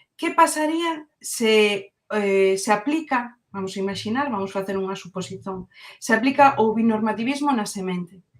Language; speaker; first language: Galician; non-native, local second language; Spanish